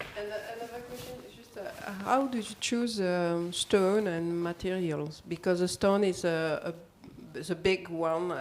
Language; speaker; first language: English; non-native, learner; French